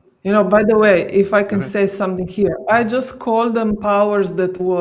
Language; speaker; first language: English; non-native, fluent; Slovenian